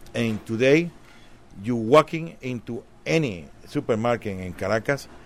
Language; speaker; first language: English; non-native, fluent; Spanish